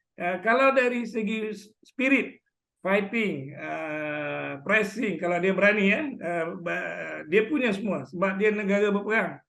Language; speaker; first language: Malay; native; Malay